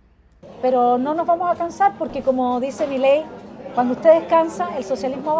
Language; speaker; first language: Spanish; native; Spanish